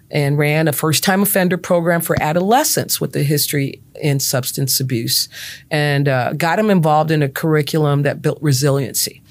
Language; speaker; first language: English; native; English